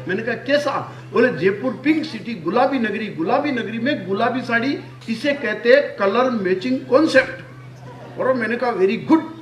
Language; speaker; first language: Hindi; non-native, local second language; Marwari